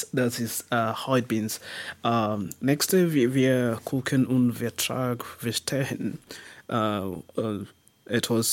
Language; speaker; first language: German; non-native, learner; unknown